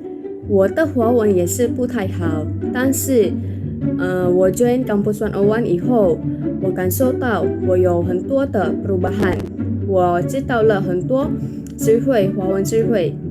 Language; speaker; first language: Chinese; non-native, learner; Indonesian